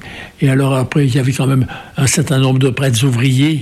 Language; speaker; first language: French; native; French